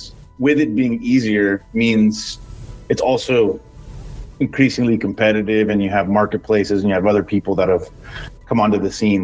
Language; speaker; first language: English; native; English